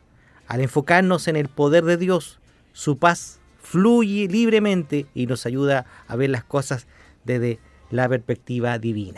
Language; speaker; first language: Spanish; native; Spanish